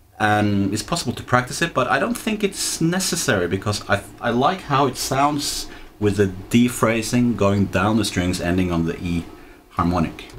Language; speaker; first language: English; non-native, fluent; Norwegian